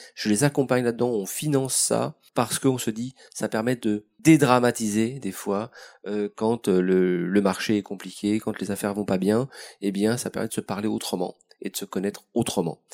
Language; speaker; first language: French; native; French